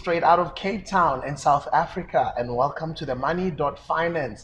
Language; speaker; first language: English; non-native, local second language; Zulu